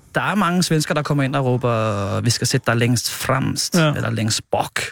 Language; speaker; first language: Danish; native; Danish